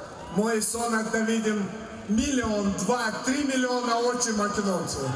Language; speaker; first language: Macedonian; non-native, learner; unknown